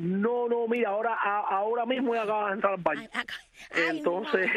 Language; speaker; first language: Spanish; native; Spanish